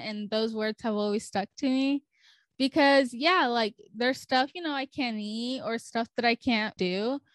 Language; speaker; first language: English; early bilingual, other home language; Spanish